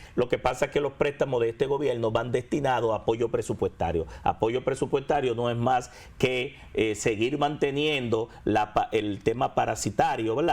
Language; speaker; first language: Spanish; native; Spanish